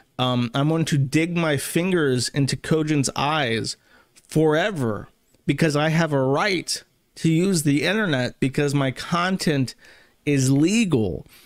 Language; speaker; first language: English; native; English